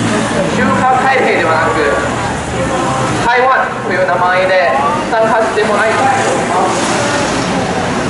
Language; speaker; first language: Japanese; non-native, learner; Chinese